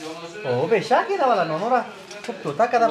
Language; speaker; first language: Persian; native; Persian